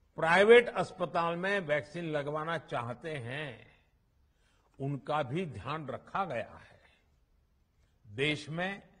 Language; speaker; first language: Hindi; non-native, local second language; Gujarati